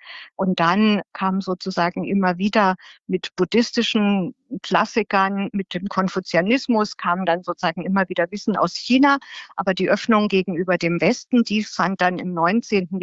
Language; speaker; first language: German; native; German